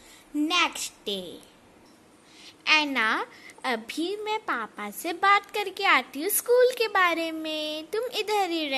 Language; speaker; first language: Hindi; native; Hindi